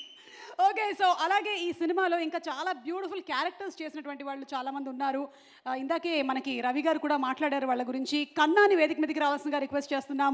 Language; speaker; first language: Telugu; native; Telugu